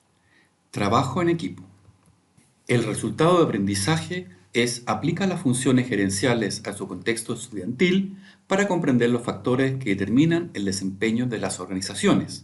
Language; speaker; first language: Spanish; native; Spanish